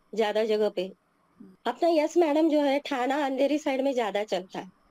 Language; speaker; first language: Hindi; non-native, local second language; Telugu